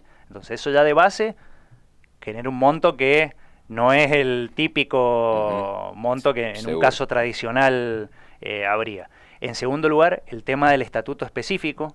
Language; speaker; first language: Spanish; native; Spanish